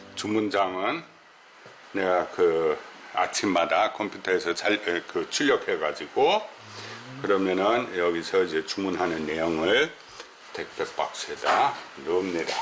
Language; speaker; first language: Korean; non-native, fluent; German